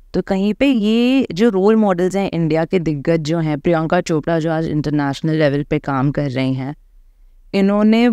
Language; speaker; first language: Hindi; native; Hindi